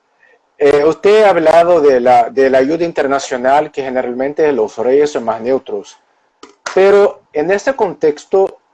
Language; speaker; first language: Spanish; non-native, local second language; Portuguese